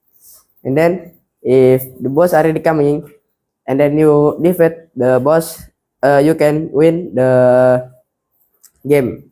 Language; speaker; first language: English; non-native, learner; Indonesian